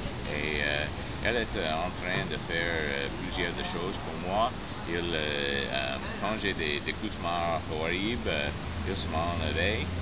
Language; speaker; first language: French; non-native, local second language; English